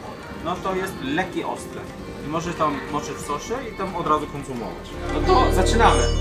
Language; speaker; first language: Polish; non-native, fluent; Chinese